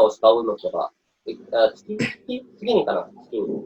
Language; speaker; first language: Japanese; non-native, learner; Indonesian